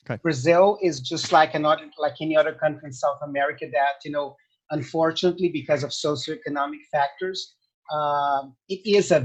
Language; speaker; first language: English; non-native, fluent; Portuguese